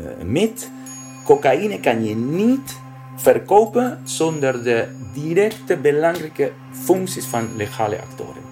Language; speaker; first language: Dutch; non-native, learner; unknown